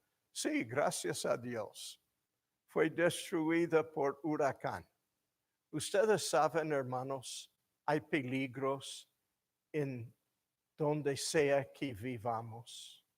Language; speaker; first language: Spanish; non-native, fluent; English